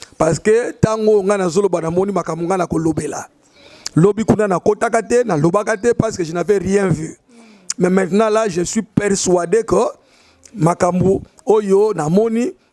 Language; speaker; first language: Lingala; native; Lingala